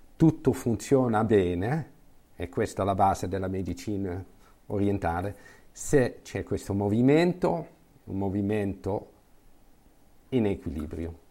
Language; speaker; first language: Italian; non-native, fluent; Dutch